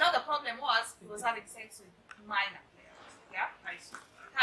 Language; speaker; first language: English; non-native, local second language; Swahili